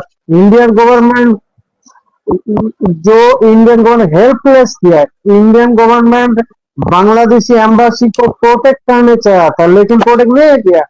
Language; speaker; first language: Hindi; non-native, fluent; Bangla